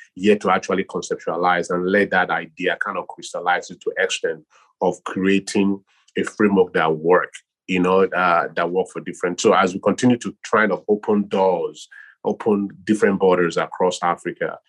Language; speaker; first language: English; non-native, local second language; Yoruba